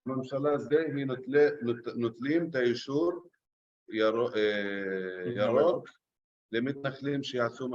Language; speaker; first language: Hebrew; non-native, local second language; Arabic